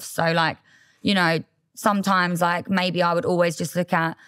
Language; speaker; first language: English; native; English